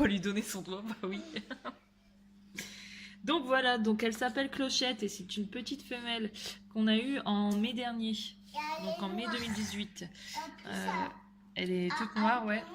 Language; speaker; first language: French; native; French